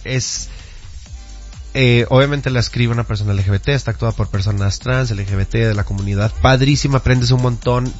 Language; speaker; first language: Spanish; native; Spanish